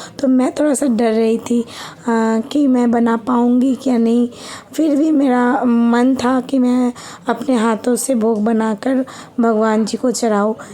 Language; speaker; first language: Hindi; non-native, local second language; Bangla